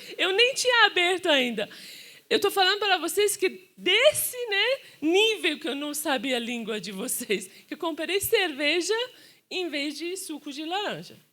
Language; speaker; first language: Portuguese; non-native, fluent; Persian